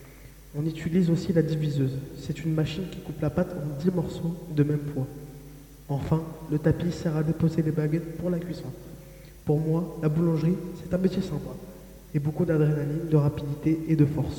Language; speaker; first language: French; native; French